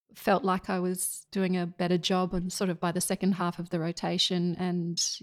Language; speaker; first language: English; native; English